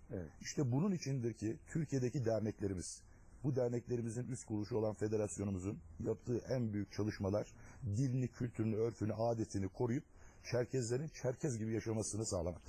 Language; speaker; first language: Turkish; non-native, local second language; Adyghe